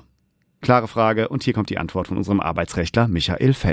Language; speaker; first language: German; native; German